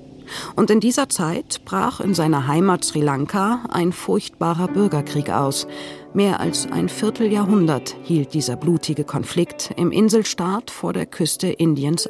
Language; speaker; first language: German; native; German